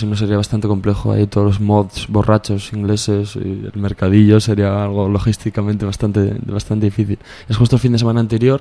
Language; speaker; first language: Spanish; native; Spanish